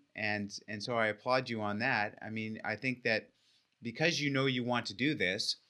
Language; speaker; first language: English; native; English